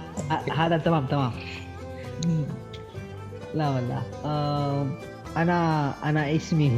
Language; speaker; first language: Arabic; non-native, learner; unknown